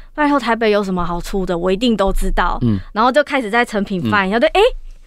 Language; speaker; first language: Chinese; native; Chinese